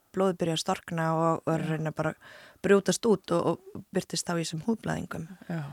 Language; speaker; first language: Icelandic; native; Icelandic